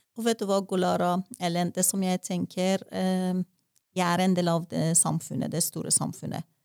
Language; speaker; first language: Norwegian; non-native, fluent; Persian